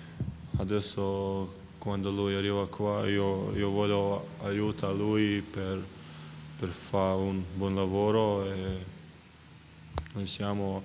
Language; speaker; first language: Italian; non-native, learner; Croatian